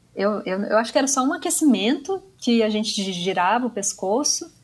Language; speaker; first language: Portuguese; native; Portuguese